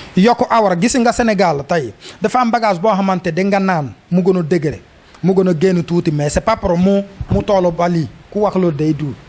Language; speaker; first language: Wolof; non-native, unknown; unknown